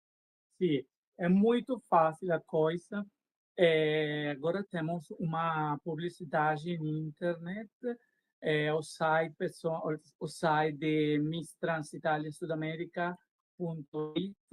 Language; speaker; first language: Portuguese; non-native, learner; Spanish